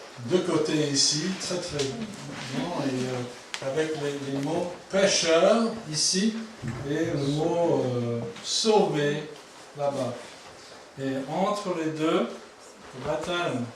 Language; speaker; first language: French; non-native, fluent; English